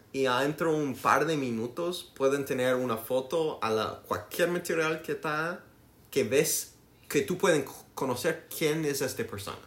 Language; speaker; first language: Spanish; non-native, learner; English